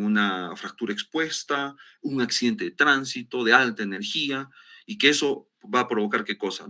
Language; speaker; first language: Spanish; native; Spanish